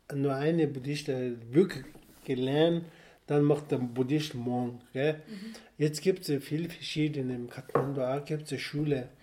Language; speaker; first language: German; non-native, fluent; Nepali